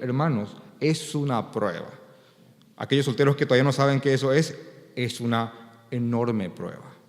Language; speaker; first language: Spanish; native; Spanish